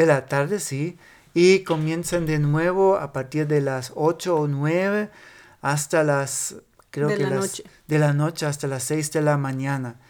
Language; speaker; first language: Spanish; non-native, fluent; German